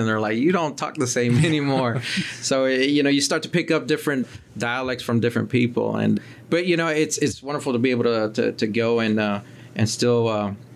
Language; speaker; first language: English; early bilingual, other home language; Spanish